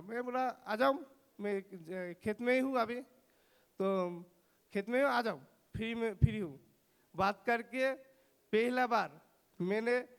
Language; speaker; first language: Hindi; non-native, local second language; Bangla